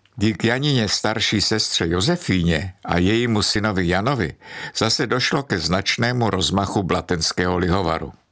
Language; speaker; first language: Czech; native; Czech